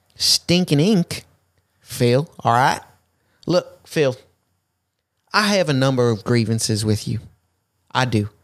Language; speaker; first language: English; native; English